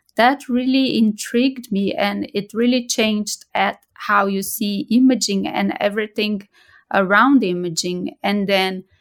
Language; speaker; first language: English; non-native, fluent; Portuguese